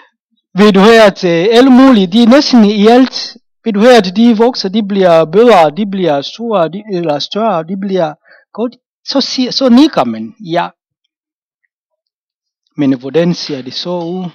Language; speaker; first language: Danish; non-native, fluent; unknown